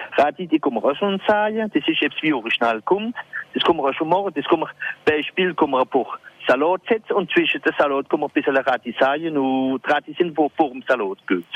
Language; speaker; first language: German; non-native, local second language; French